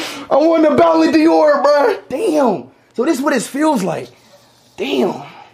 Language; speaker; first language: English; native; English